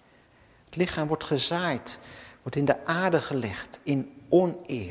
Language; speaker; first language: Dutch; native; Dutch